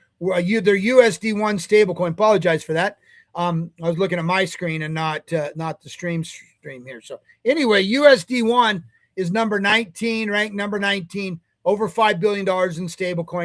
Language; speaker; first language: English; native; English